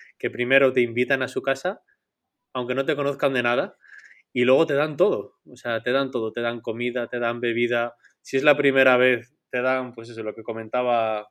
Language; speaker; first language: Spanish; native; Spanish